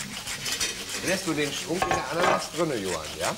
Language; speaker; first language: German; native; German